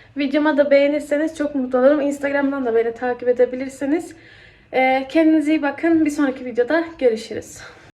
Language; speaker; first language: Turkish; early bilingual, heritage; Turkish